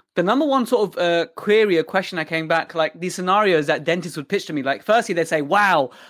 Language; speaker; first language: English; early bilingual, other home language; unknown